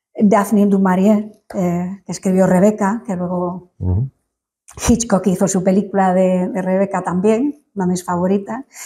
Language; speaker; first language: Spanish; non-native, fluent; English